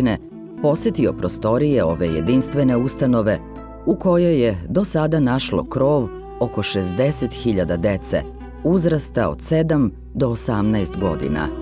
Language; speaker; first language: Serbian; native; Serbian